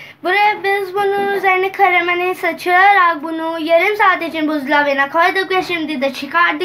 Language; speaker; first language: Turkish; non-native, learner; Urdu